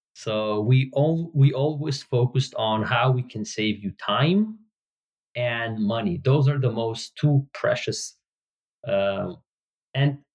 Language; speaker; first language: English; non-native, fluent; Hebrew